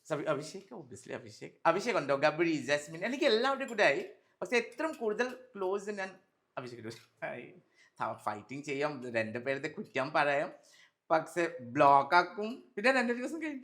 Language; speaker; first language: Malayalam; non-native, fluent; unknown